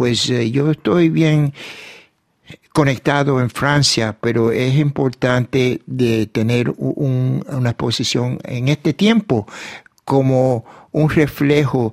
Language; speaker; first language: Spanish; early bilingual, heritage; Spanish